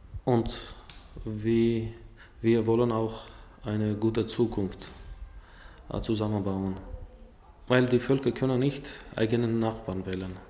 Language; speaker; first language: German; non-native, fluent; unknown